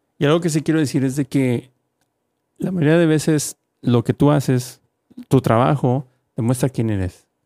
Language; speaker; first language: Spanish; native; Spanish